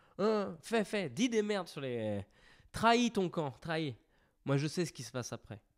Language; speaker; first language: French; native; French